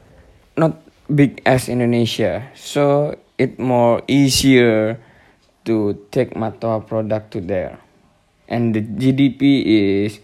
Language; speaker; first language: English; non-native, learner; Indonesian